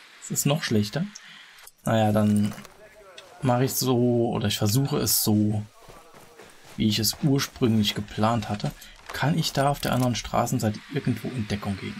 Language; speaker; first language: German; native; German